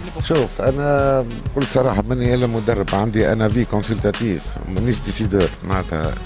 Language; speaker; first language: Arabic; native; Arabic